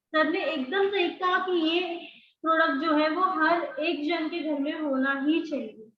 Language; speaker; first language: Hindi; non-native, local second language; Marathi